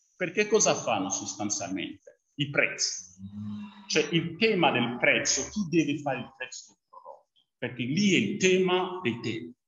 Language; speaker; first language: Italian; non-native, fluent; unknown